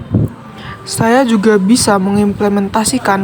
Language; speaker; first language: Indonesian; native; Indonesian